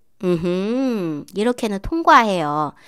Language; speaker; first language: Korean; non-native, fluent; Chinese